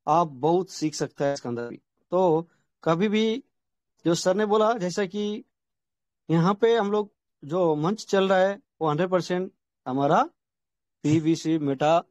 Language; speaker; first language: Hindi; non-native, local second language; Telugu